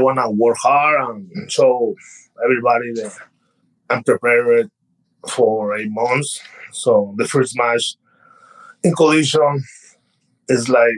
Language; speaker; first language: English; non-native, learner; Spanish